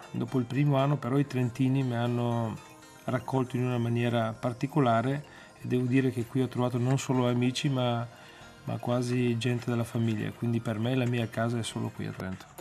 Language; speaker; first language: Italian; non-native, fluent; Bulgarian